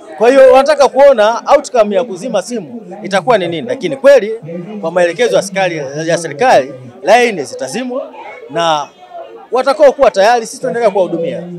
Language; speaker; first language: Swahili; native; Swahili